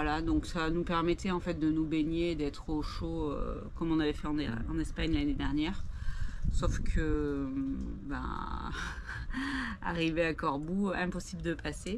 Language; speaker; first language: French; native; French